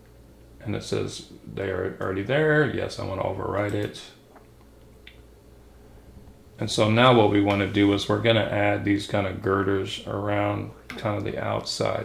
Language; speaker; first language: English; native; English